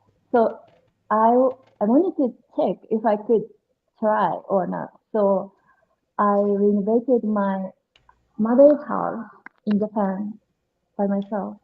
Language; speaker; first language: English; non-native, learner; Japanese